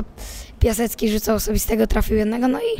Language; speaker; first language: Polish; native; Polish